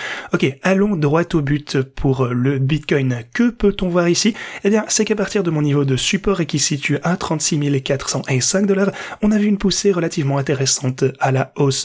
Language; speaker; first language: French; native; French